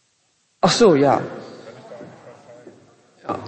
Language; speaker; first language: German; native; German